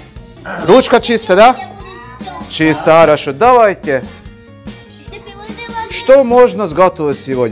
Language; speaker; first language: Russian; non-native, learner; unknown